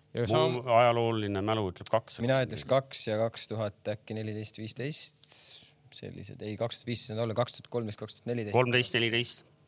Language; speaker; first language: Estonian; native; Estonian